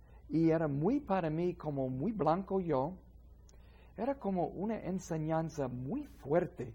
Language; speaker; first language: Spanish; non-native, fluent; English